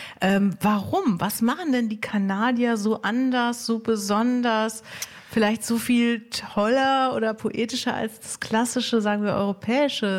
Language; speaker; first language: German; native; German